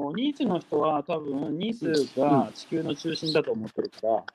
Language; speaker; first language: Japanese; native; Japanese